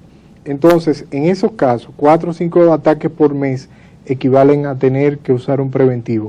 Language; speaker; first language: Spanish; native; Spanish